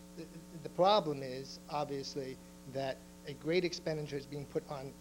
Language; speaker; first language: English; native; English